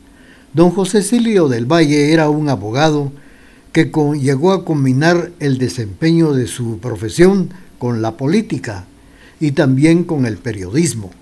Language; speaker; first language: Spanish; native; Spanish